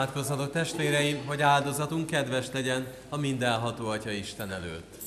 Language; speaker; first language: Hungarian; native; Hungarian